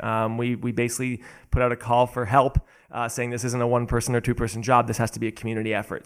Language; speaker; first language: English; native; English